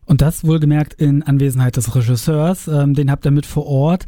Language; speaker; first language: German; native; German